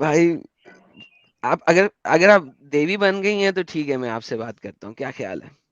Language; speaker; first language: Hindi; native; Hindi